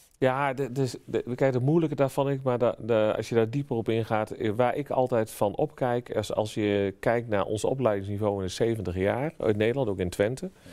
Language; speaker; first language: Dutch; native; Dutch